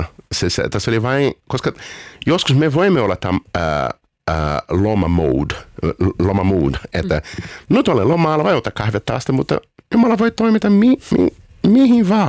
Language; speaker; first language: Finnish; non-native, fluent; Portuguese